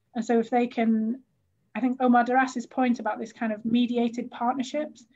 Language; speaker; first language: English; native; English